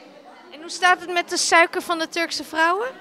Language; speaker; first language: Dutch; early bilingual, other home language; Turkish